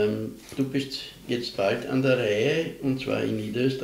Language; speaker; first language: German; native; German